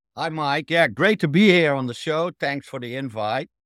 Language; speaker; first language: English; non-native, fluent; Dutch